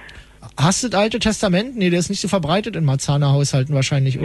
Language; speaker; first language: German; native; German